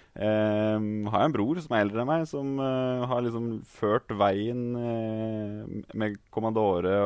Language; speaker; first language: Norwegian; native; Norwegian